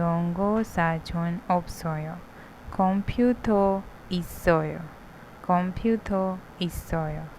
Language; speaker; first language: Korean; non-native, fluent; Hindi